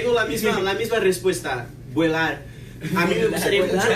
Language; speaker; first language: Spanish; non-native, fluent; Portuguese